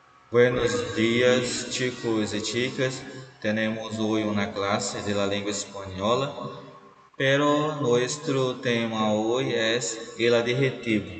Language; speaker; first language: Spanish; non-native, learner; Portuguese